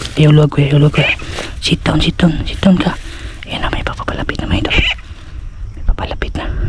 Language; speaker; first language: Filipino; non-native, local second language; Cebuano